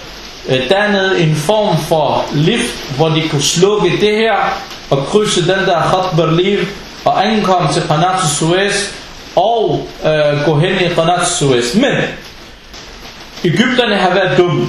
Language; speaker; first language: Danish; non-native, fluent; Arabic